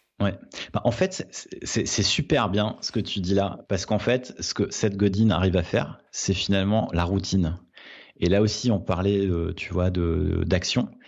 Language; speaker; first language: French; native; French